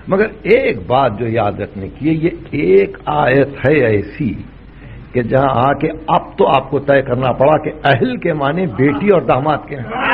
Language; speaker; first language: Urdu; native; Urdu